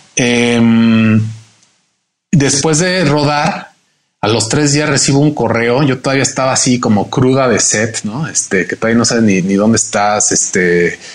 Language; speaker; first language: Spanish; native; Spanish